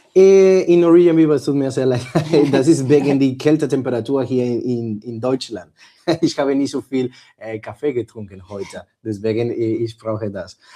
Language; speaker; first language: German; non-native, learner; Spanish